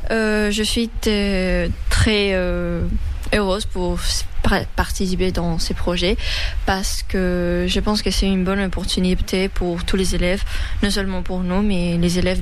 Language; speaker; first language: French; early bilingual, other home language; Spanish